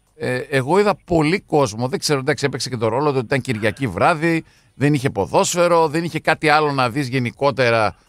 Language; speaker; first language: Greek; native; Greek